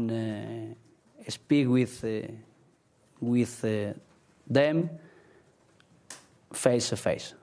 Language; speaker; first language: English; non-native, learner; Spanish